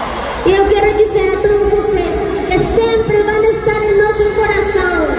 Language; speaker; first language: Spanish; non-native, fluent; Portuguese